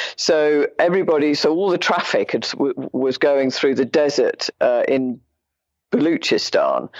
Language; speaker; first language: English; native; English